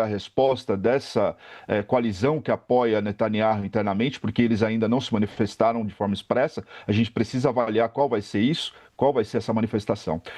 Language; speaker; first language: Portuguese; native; Portuguese